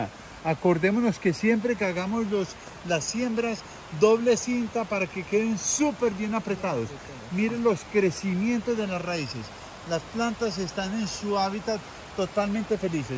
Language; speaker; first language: Spanish; native; Spanish